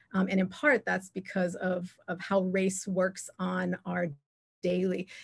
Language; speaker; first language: English; native; English